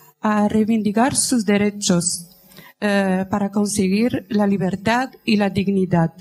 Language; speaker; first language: Spanish; non-native, fluent; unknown